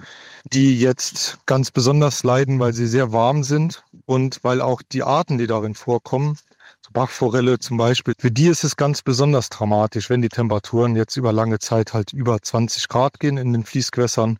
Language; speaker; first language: German; native; German